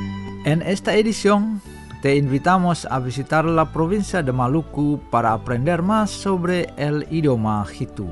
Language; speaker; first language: Spanish; non-native, fluent; Indonesian